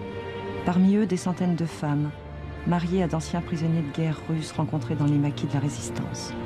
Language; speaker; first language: French; native; French